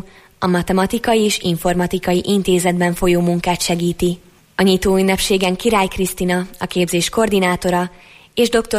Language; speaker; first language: Hungarian; native; Hungarian